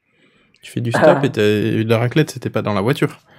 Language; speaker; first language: French; native; French